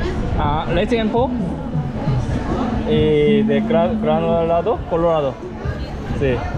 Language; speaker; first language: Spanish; non-native, learner; Korean